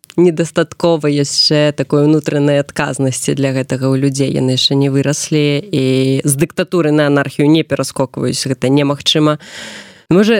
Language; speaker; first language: Belarusian; non-native, local second language; Russian